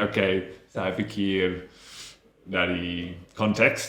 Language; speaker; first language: Indonesian; non-native, learner; English